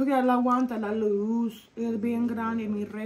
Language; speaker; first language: Spanish; non-native, learner; English